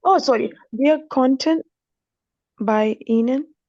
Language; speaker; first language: German; non-native, learner; Urdu